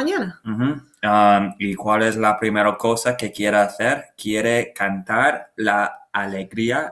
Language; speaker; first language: Spanish; non-native, learner; English